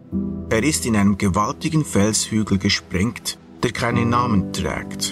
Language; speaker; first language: German; native; German